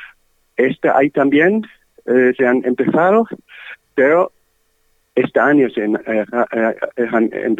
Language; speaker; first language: Spanish; non-native, learner; German